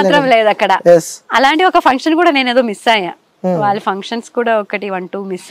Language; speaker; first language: Telugu; non-native, fluent; Malayalam